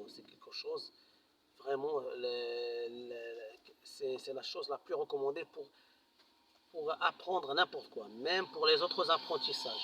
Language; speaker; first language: French; non-native, local second language; Arabic